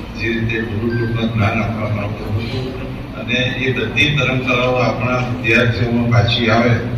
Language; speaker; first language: Gujarati; native; Gujarati